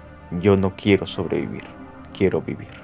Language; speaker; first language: Spanish; native; Spanish